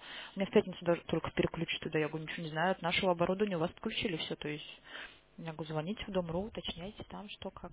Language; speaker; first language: Russian; native; Russian